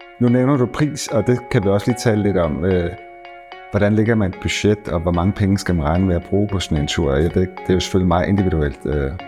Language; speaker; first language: Danish; native; Danish